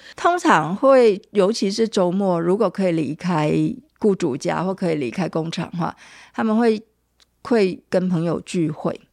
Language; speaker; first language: Chinese; native; Chinese